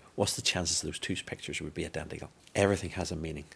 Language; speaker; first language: English; native; English